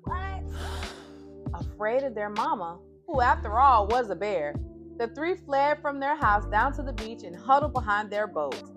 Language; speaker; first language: English; native; English